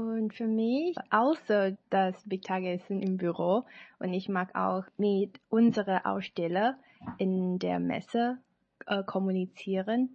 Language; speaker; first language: German; non-native, learner; Chinese